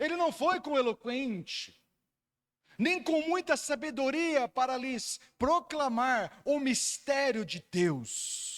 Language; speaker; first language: Portuguese; native; Portuguese